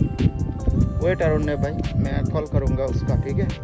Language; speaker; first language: Hindi; non-native, learner; Bangla